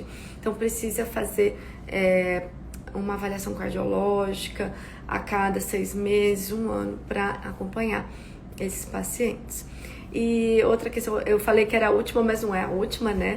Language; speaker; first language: Portuguese; native; Portuguese